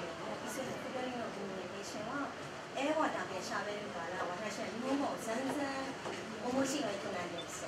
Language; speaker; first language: Japanese; non-native, learner; Burmese